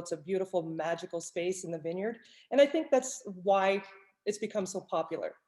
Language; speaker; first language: English; native; English